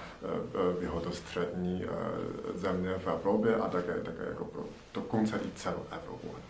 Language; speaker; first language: Czech; non-native, learner; Chinese